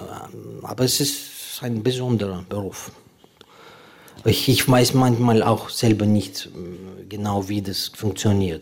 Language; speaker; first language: German; non-native, fluent; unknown